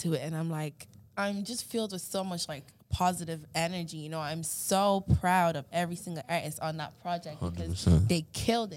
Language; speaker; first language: English; native; English